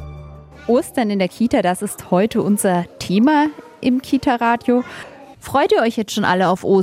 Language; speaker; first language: German; native; German